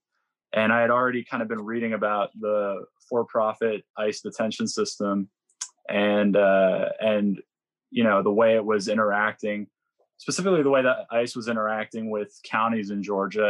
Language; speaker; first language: English; native; English